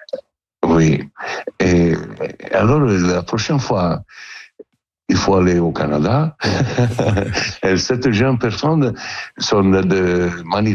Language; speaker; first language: French; non-native, learner; Italian